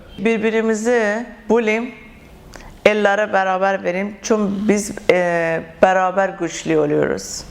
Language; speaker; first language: Turkish; non-native, learner; Persian